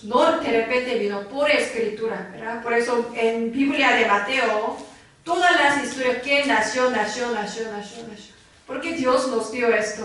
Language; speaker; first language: Spanish; non-native, learner; Korean